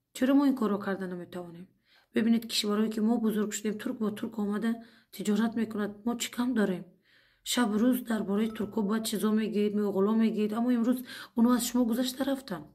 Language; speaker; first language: Tajik; non-native, fluent; Uzbek